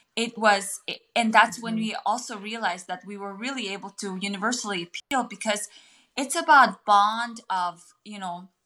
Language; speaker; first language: English; non-native, fluent; Mongolian